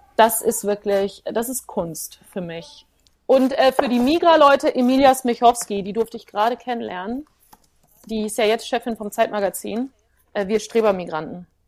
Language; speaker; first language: German; early bilingual, other home language; Plautdietsch